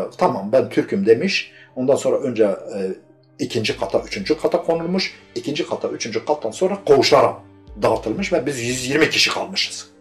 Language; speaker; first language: Turkish; non-native, local second language; Kurdish